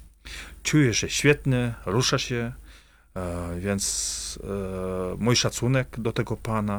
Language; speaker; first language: Polish; non-native, fluent; Russian